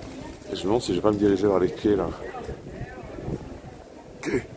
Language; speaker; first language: French; native; French